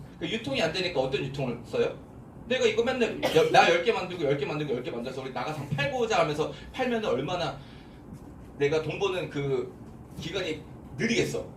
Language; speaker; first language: Korean; native; Korean